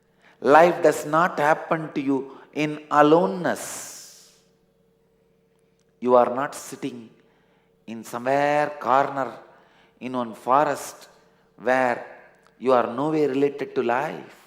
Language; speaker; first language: English; non-native, local second language; Tamil